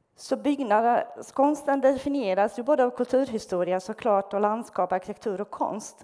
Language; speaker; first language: Swedish; non-native, fluent; Bosnian